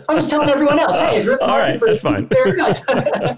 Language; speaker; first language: English; native; English